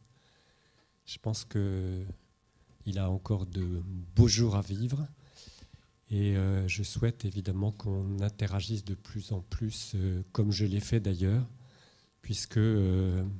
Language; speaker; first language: French; native; French